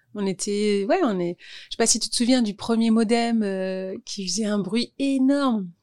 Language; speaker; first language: French; native; French